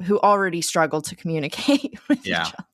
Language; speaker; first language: English; native; English